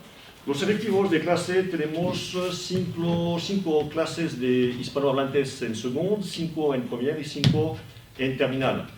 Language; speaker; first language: Spanish; non-native, fluent; French